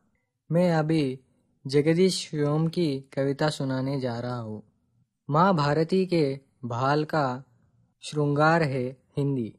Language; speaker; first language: Hindi; non-native, local second language; Telugu